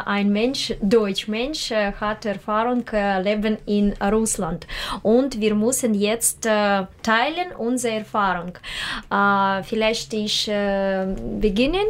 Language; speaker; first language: German; non-native, learner; Russian